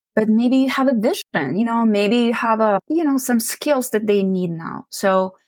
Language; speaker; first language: English; non-native, fluent; Ukrainian